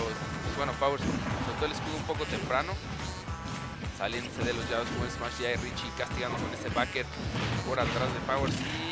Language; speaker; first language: Spanish; native; Spanish